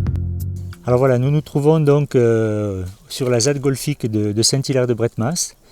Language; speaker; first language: French; native; French